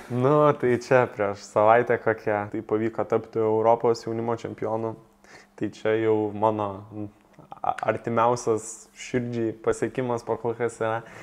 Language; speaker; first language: Lithuanian; native; Lithuanian